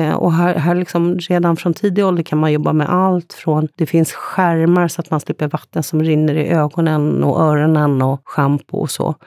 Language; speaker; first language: Swedish; native; Swedish